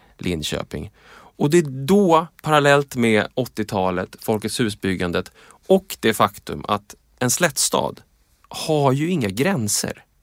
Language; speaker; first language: Swedish; native; Swedish